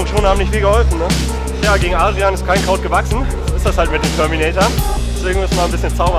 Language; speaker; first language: German; native; German